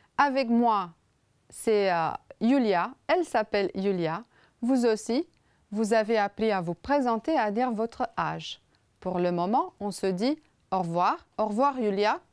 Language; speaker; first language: French; non-native, fluent; Romanian